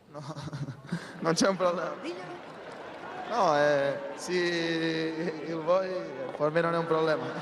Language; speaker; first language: Italian; non-native, learner; Spanish